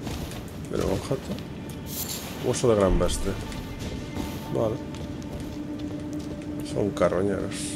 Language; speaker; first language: Spanish; native; Spanish